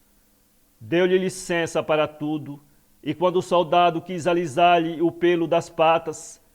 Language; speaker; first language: Portuguese; native; Portuguese